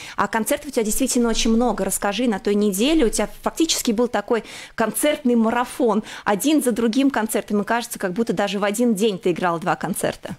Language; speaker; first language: Russian; native; Russian